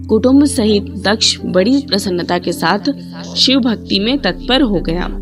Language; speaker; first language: Hindi; native; Hindi